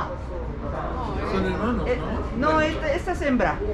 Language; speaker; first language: Spanish; native; Spanish